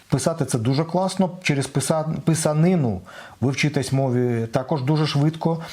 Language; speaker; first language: Ukrainian; non-native, local second language; Russian